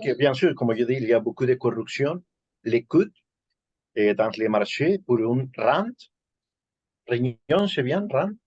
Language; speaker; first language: French; non-native, learner; Spanish